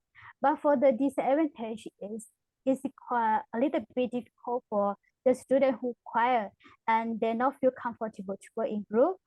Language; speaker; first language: English; non-native, learner; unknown